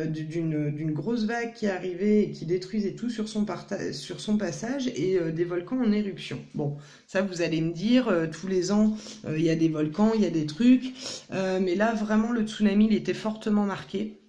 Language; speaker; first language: French; native; French